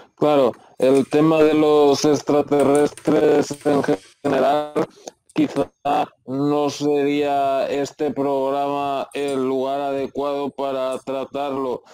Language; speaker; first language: Spanish; native; Spanish